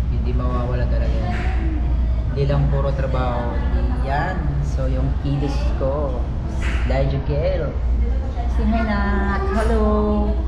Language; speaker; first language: Filipino; non-native, local second language; Cebuano